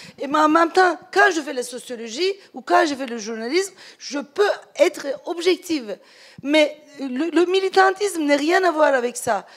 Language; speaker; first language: French; non-native, fluent; Turkish